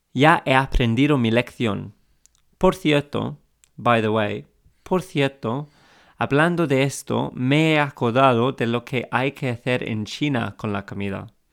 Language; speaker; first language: Spanish; non-native, fluent; English